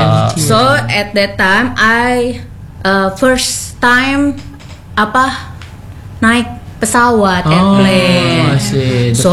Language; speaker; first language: English; non-native, learner; Indonesian